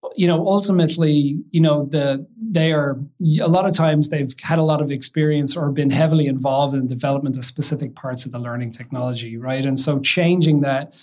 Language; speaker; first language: English; native; English